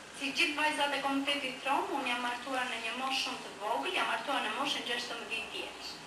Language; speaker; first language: Albanian; non-native, local second language; Romany